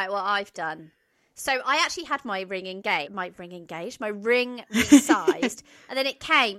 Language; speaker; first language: English; native; English